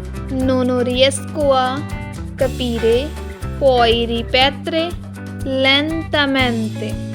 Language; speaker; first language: Italian; non-native, learner; Hindi